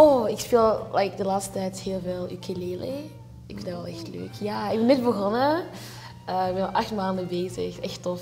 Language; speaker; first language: Dutch; native; Dutch